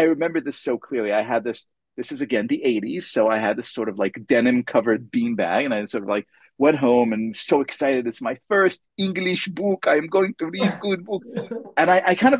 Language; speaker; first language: English; non-native, fluent; Hebrew